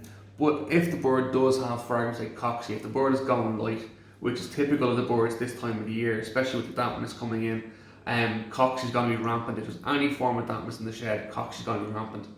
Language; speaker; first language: English; native; English